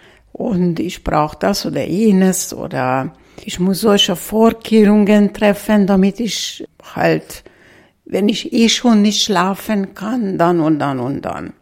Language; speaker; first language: German; non-native, fluent; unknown